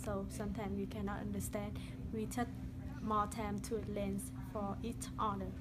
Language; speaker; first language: English; non-native, learner; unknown